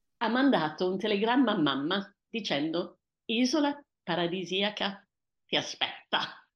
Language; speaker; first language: Italian; early bilingual, heritage; Italian